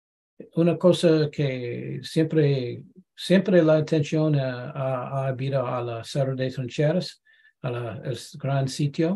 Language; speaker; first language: Spanish; non-native, learner; English